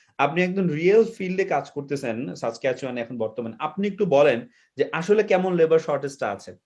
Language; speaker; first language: Bangla; native; Bangla